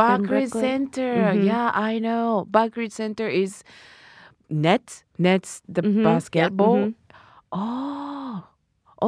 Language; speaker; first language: English; non-native, learner; Japanese